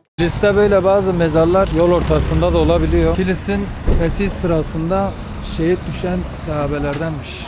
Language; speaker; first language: Turkish; native; Turkish